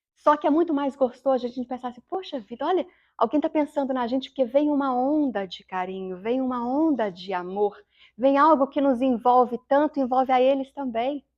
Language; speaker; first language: Portuguese; native; Portuguese